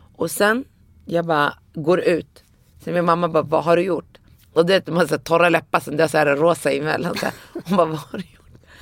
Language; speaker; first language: Swedish; early bilingual, other home language; Arabic